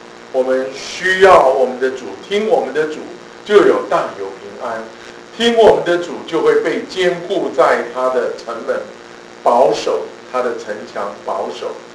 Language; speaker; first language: Chinese; native; Chinese